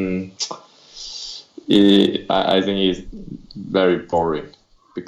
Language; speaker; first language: English; non-native, learner; Chinese